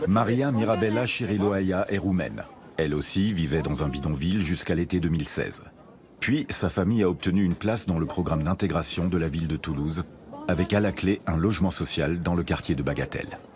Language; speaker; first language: French; native; French